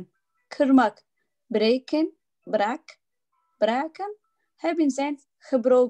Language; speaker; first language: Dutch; non-native, learner; Turkish